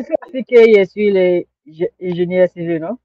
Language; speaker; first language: French; non-native, learner; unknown